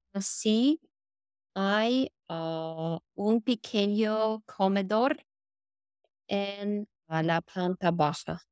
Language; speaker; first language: Spanish; non-native, learner; English